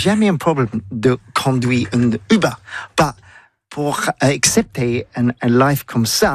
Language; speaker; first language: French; non-native, learner; English